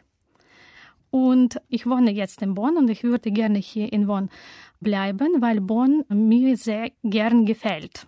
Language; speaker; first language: German; non-native, learner; Russian